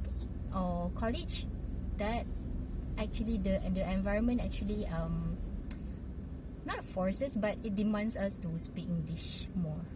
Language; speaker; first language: English; non-native, local second language; Malay